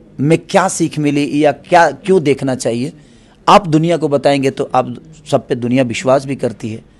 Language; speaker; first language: Hindi; native; Hindi